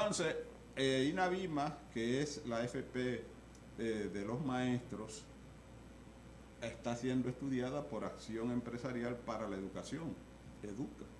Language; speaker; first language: Spanish; native; Spanish